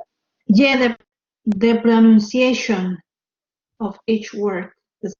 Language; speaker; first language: English; non-native, learner; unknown